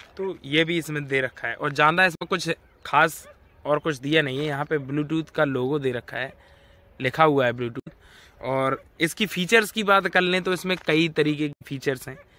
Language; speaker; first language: Hindi; native; Hindi